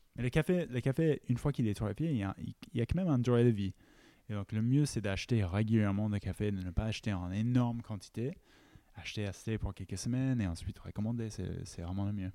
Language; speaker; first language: French; non-native, fluent; English